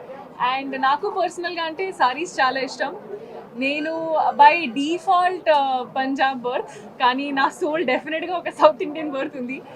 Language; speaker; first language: Telugu; non-native, fluent; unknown